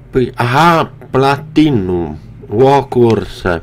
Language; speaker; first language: Polish; non-native, learner; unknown